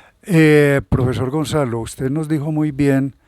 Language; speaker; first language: Spanish; native; Spanish